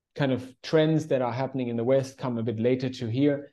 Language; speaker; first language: English; non-native, fluent; German